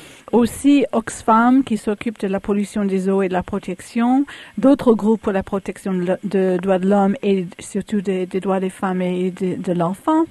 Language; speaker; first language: French; early bilingual, other home language; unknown